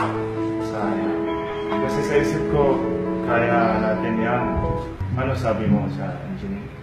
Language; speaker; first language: Filipino; non-native, learner; Arabic